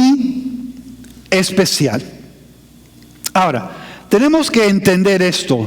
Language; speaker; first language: Spanish; non-native, fluent; English